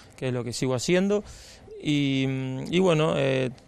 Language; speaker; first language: Spanish; native; Spanish